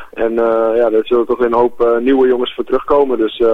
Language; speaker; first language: Dutch; native; Dutch